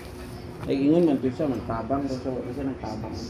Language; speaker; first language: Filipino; non-native, local second language; Cebuano